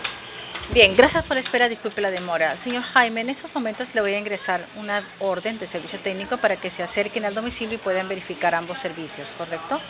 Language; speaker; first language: Spanish; native; Spanish